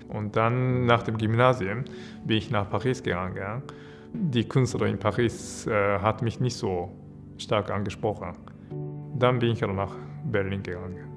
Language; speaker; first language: German; non-native, fluent; Japanese